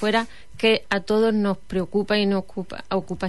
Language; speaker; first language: Spanish; native; Spanish